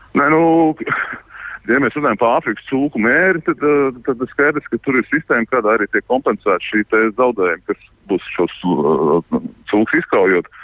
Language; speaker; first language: Latvian; native; Latvian